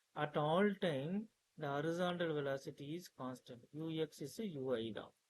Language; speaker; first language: English; non-native, local second language; Tamil